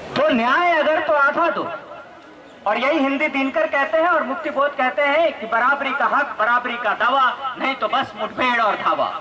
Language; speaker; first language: Hindi; non-native, local second language; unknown